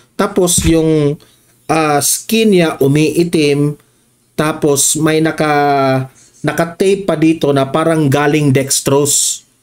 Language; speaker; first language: Filipino; non-native, local second language; Cebuano